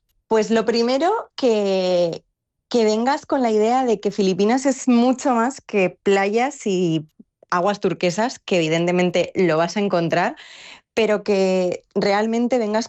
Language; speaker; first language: Spanish; native; Spanish